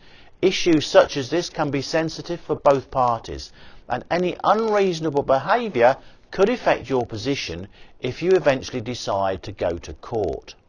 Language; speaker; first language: English; native; English